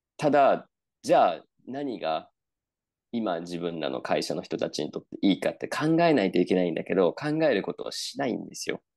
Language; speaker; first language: Japanese; native; Japanese